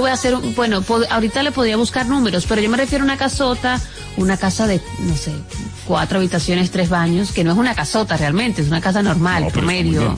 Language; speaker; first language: Spanish; native; Spanish